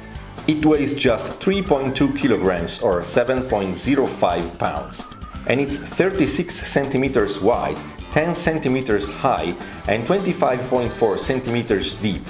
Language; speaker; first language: English; non-native, fluent; Italian